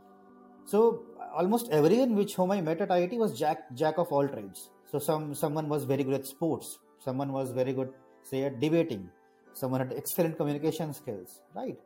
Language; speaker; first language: English; non-native, local second language; Hindi